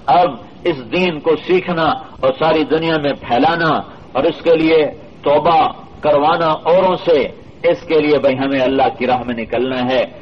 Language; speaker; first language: Urdu; non-native, local second language; Punjabi